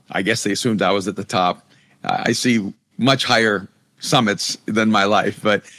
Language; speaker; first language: English; non-native, fluent; Spanish